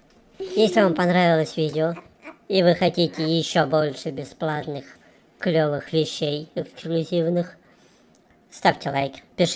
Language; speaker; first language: Russian; native; Russian